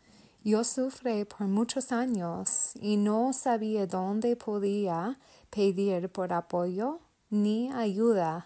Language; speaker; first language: Spanish; non-native, learner; English